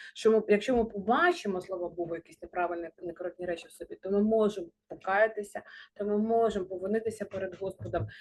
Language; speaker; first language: Ukrainian; non-native, local second language; Russian